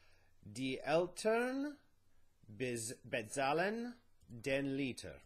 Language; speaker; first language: German; non-native, learner; English